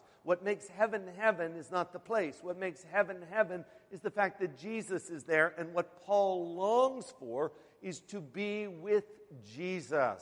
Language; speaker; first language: English; native; English